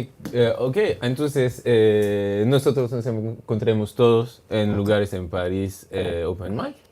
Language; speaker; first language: Spanish; non-native, learner; French